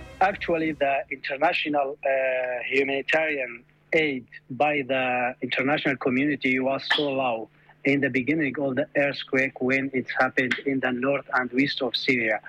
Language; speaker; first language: English; non-native, fluent; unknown